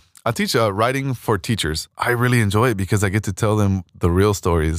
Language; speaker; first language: English; early bilingual, other home language; Spanish